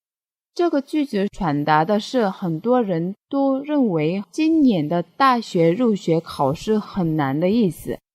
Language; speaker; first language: Chinese; non-native, fluent; Korean